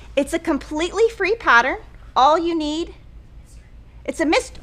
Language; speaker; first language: English; native; English